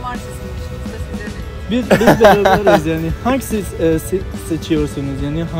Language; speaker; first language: Turkish; non-native, learner; Persian